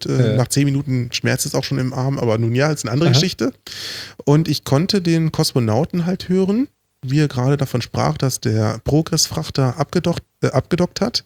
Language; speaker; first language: German; native; German